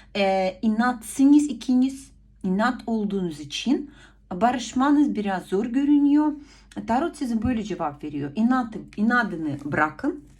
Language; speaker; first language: Turkish; non-native, fluent; Ukrainian